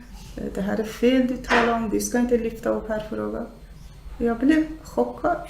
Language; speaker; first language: Swedish; non-native, fluent; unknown